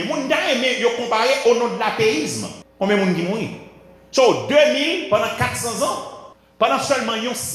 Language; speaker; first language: French; non-native, local second language; Haitian Creole